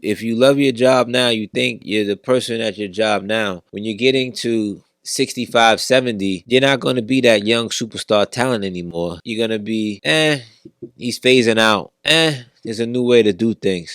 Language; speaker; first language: English; native; English